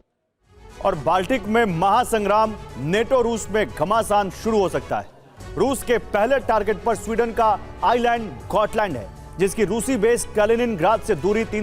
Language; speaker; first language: Hindi; native; Hindi